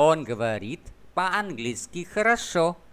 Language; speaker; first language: Russian; non-native, fluent; Vietnamese